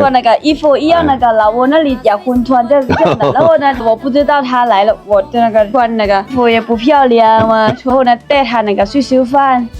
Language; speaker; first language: Chinese; non-native, learner; Lao